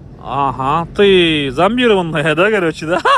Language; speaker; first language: Russian; non-native, local second language; Kazakh